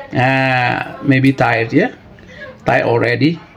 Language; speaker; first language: English; non-native, learner; Indonesian